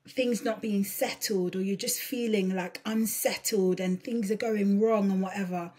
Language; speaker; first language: English; early bilingual, other home language; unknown